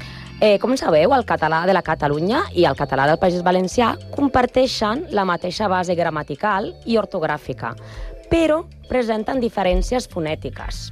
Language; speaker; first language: Catalan; non-native, learner; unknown